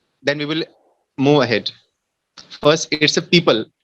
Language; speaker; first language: English; non-native, local second language; Hindi